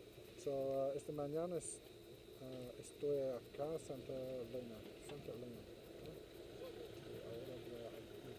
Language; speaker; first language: Spanish; non-native, learner; English